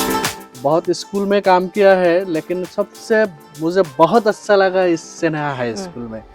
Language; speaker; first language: Hindi; non-native, local second language; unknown